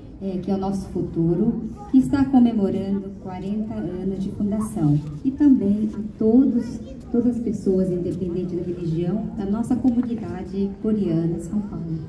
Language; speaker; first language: Portuguese; early bilingual, heritage; Korean